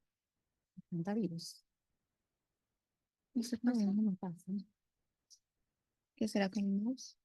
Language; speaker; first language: Spanish; native; Spanish